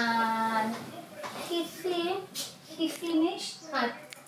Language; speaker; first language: English; non-native, learner; Catalan